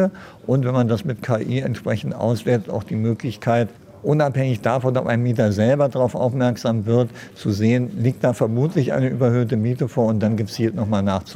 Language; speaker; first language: German; native; German